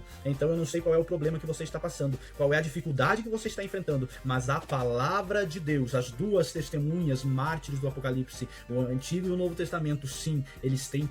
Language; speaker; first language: Portuguese; native; Portuguese